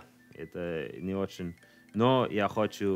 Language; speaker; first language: Russian; non-native, learner; English